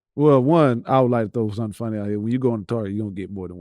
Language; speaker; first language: English; native; English